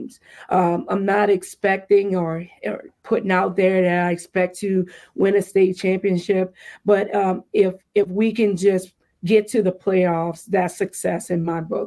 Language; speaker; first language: English; native; English